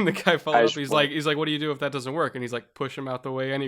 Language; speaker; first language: English; native; English